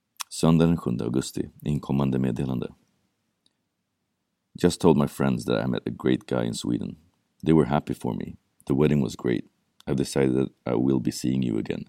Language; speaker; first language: English; non-native, fluent; Swedish